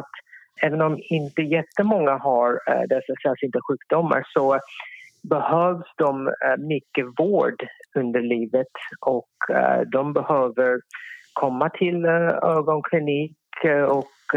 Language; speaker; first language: Swedish; non-native, fluent; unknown